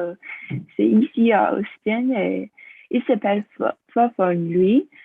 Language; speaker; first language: French; non-native, fluent; English